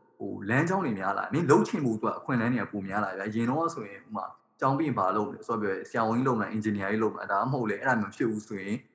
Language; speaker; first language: Burmese; native; Burmese